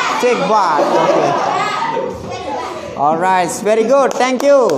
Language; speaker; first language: English; non-native, fluent; Indonesian